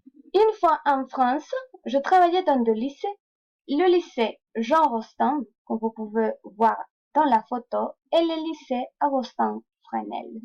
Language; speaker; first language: French; non-native, fluent; Spanish